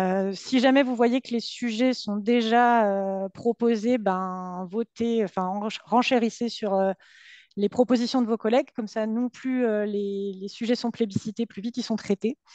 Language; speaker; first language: French; native; French